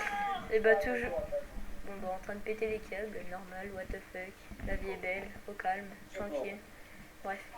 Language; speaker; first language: French; native; French